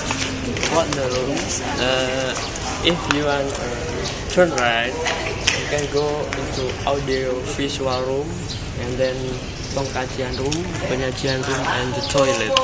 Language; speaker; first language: English; non-native, learner; Indonesian